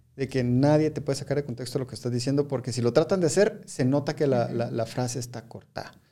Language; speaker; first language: Spanish; native; Spanish